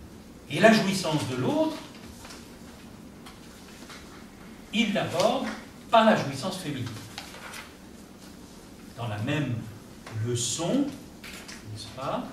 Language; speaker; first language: French; native; French